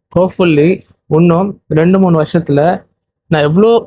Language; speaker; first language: Tamil; non-native, local second language; Urdu